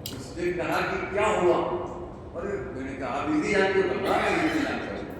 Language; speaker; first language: Hindi; native; Hindi